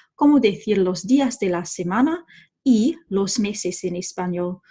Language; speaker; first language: Spanish; non-native, fluent; English